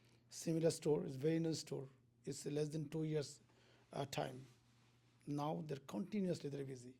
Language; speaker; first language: English; non-native, local second language; Bangla